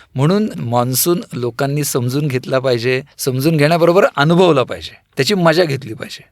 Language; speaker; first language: Marathi; native; Marathi